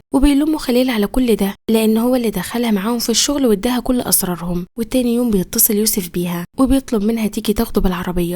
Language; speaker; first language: Arabic; native; Arabic